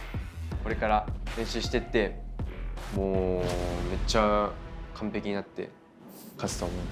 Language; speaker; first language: Japanese; native; Japanese